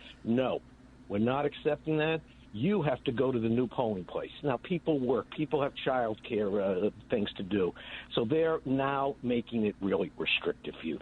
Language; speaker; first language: English; native; English